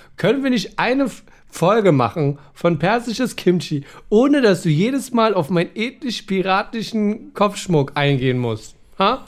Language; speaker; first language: German; early bilingual, other home language; Persian